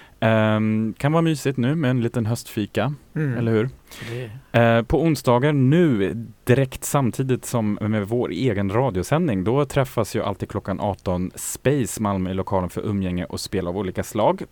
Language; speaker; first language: Swedish; native; Swedish